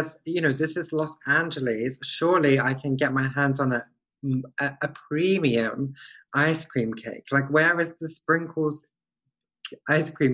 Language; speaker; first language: English; native; English